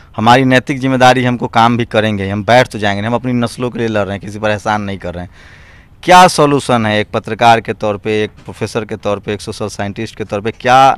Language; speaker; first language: Hindi; native; Hindi